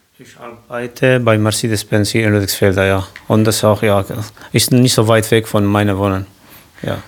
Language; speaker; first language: German; non-native, learner; Kurdish